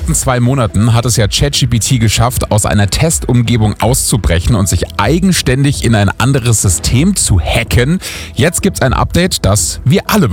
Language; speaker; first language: German; native; German